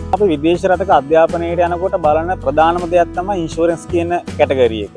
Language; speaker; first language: Sinhala; native; Sinhala